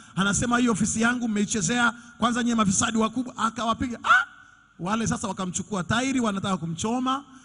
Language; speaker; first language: Swahili; non-native, local second language; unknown